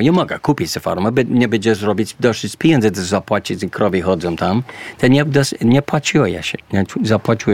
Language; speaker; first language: Polish; early bilingual, heritage; English